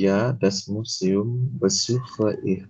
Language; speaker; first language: German; non-native, learner; Indonesian